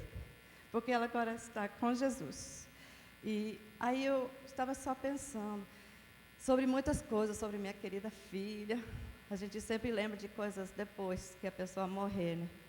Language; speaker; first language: Portuguese; non-native, fluent; English